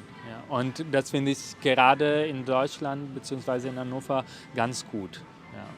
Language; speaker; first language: German; non-native, fluent; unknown